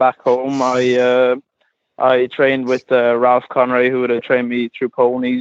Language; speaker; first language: English; native; English